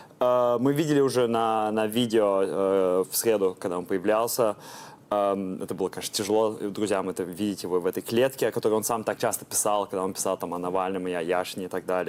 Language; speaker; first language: Russian; early bilingual, heritage; Russian